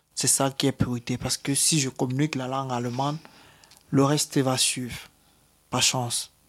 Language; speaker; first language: French; native; French